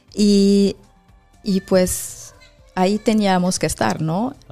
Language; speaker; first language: Spanish; non-native, fluent; Arabic